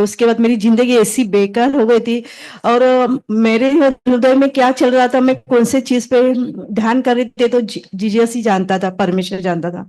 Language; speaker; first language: Hindi; native; Hindi